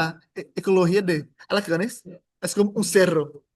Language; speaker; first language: Spanish; non-native, fluent; Portuguese